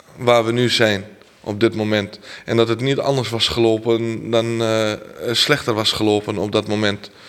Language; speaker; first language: Dutch; early bilingual, other home language; Armenian